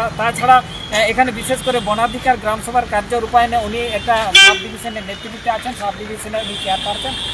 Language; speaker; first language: Bangla; non-native, local second language; Santali